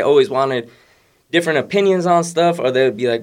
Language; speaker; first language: English; native; English